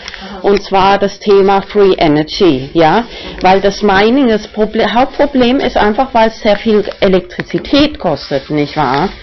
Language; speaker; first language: German; non-native, fluent; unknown